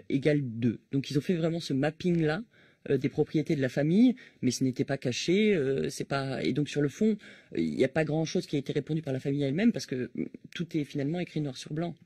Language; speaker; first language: French; native; French